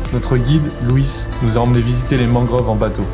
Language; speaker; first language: French; native; French